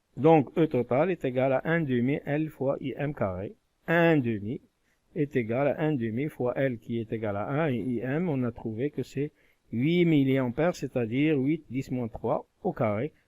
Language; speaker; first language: French; non-native, local second language; Arabic